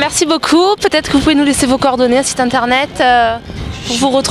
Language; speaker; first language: French; native; French